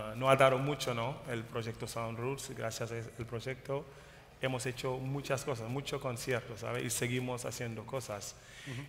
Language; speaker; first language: Spanish; non-native, fluent; Wolof